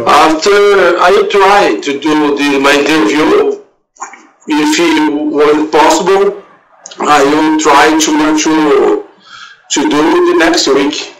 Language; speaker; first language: English; non-native, learner; Portuguese